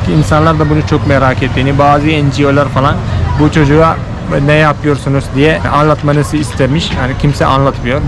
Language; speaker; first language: Turkish; non-native, fluent; Hindi